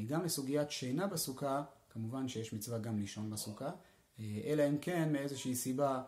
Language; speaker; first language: Hebrew; native; Hebrew